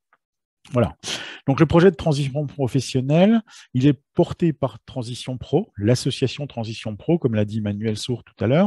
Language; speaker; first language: French; native; French